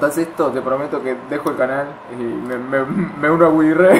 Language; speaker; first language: Spanish; native; Spanish